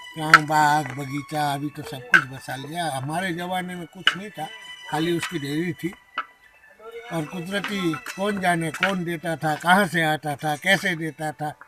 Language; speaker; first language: Hindi; non-native, local second language; Bangla